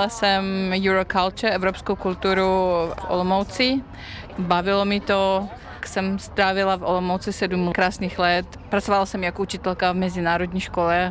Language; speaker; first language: Czech; non-native, fluent; Russian